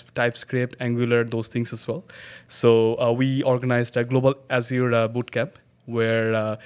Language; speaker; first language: English; non-native, local second language; Bangla